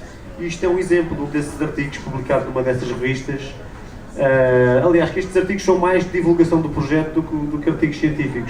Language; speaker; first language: Portuguese; native; Portuguese